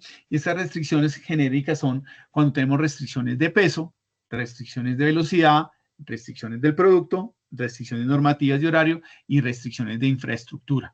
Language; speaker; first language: Spanish; native; Spanish